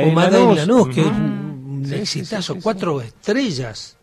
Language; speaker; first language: Spanish; native; Spanish